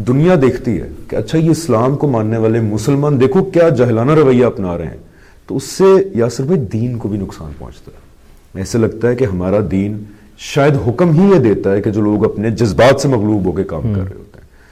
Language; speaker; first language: Urdu; native; Urdu